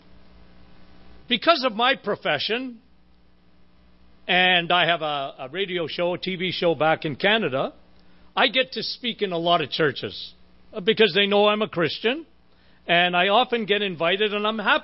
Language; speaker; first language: English; native; English